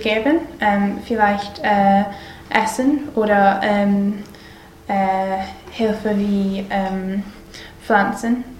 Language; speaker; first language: German; non-native, learner; English